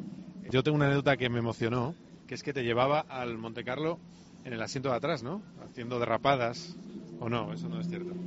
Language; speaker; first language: Spanish; native; Spanish